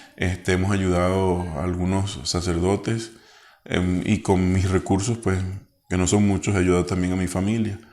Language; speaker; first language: Spanish; native; Spanish